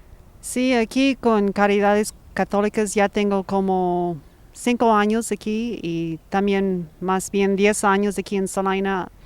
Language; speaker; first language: Spanish; non-native, fluent; English